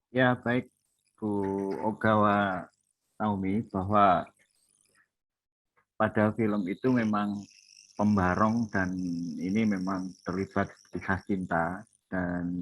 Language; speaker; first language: Indonesian; native; Indonesian